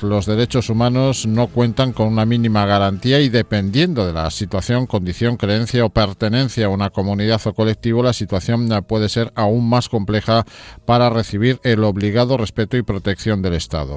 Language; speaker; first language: Spanish; native; Spanish